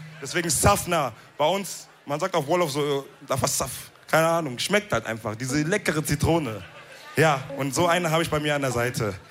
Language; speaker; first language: German; early bilingual, other home language; Wolof